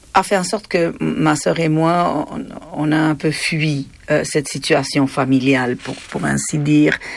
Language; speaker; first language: French; non-native, fluent; Spanish